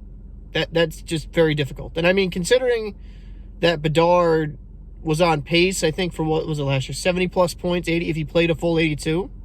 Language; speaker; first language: English; native; English